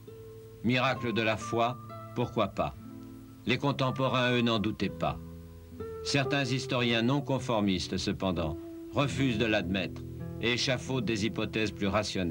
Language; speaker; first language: French; native; French